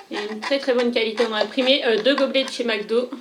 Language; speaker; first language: French; native; French